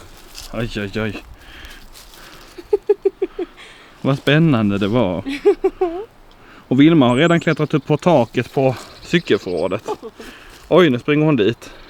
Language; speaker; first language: Swedish; native; Swedish